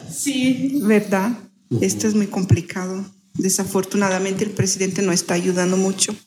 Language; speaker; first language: Spanish; non-native, fluent; Portuguese